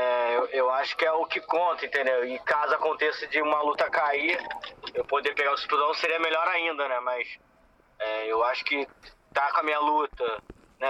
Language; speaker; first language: Portuguese; native; Portuguese